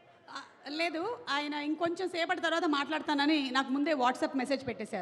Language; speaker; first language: Telugu; native; Telugu